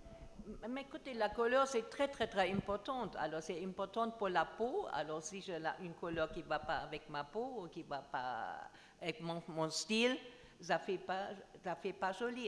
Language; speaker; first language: French; non-native, learner; German